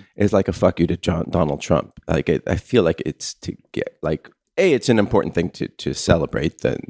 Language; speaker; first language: English; native; English